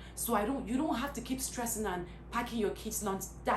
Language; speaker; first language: English; native; English